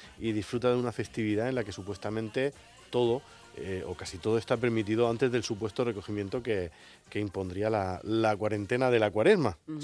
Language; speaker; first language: Spanish; native; Spanish